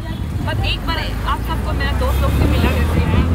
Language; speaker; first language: Hindi; non-native, local second language; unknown